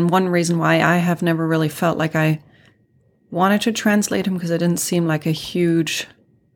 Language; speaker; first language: English; non-native, fluent; Swedish